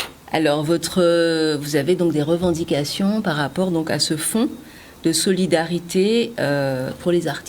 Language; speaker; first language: French; native; French